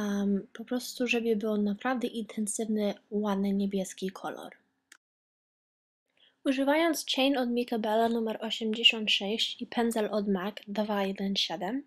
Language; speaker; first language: Polish; early bilingual, heritage; Polish